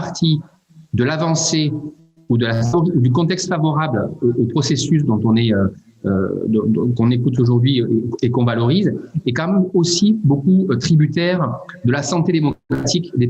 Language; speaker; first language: French; native; French